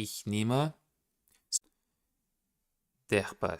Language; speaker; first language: German; non-native, learner; Portuguese